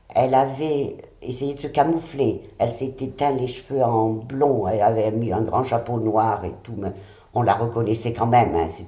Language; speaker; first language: French; early bilingual, other home language; Catalan